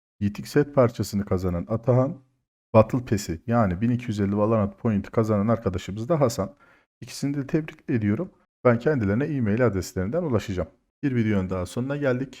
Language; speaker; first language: Turkish; native; Turkish